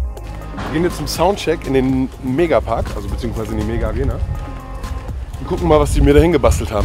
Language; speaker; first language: German; native; German